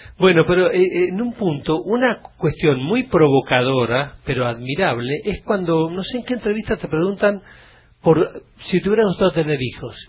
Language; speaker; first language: Spanish; native; Spanish